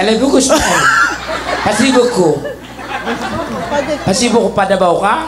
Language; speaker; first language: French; non-native, learner; Cebuano